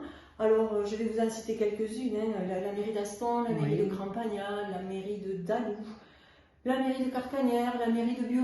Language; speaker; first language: French; native; French